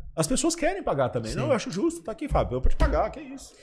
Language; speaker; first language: Portuguese; native; Portuguese